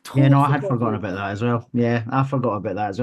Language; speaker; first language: English; native; English